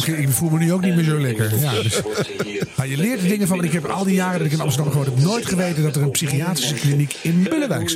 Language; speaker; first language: Dutch; native; Dutch